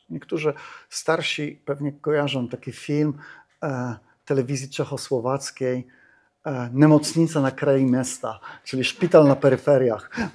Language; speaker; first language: Polish; native; Polish